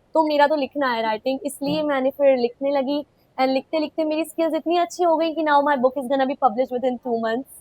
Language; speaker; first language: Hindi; non-native, local second language; Kashmiri